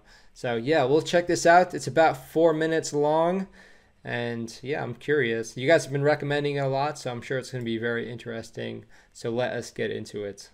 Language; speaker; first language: English; native; English